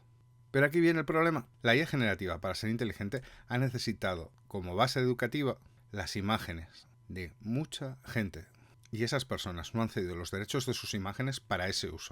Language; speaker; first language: Spanish; native; Spanish